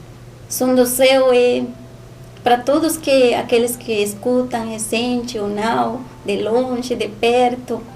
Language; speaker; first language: Portuguese; non-native, learner; Spanish